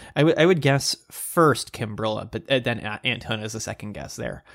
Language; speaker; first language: English; native; English